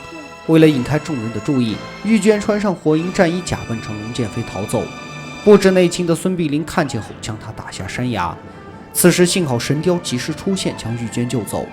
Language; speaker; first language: Chinese; native; Chinese